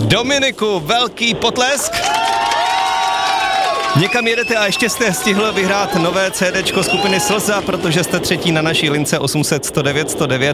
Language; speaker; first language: Czech; native; Czech